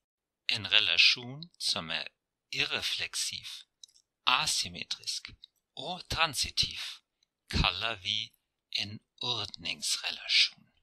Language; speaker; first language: Norwegian; non-native, fluent; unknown